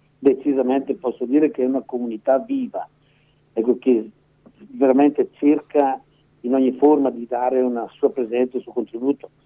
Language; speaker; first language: Italian; native; Italian